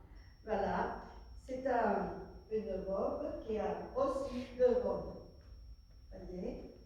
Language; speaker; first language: French; non-native, fluent; Vietnamese